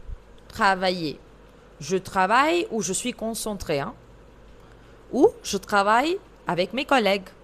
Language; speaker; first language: French; non-native, fluent; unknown